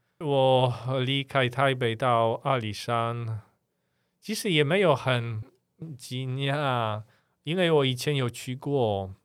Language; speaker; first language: Chinese; non-native, fluent; Polish